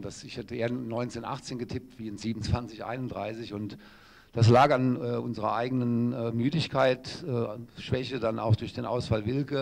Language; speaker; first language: German; native; German